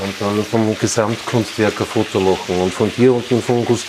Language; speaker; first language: German; native; German